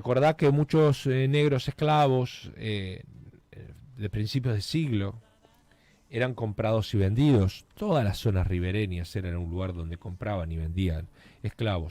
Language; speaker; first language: Spanish; native; Spanish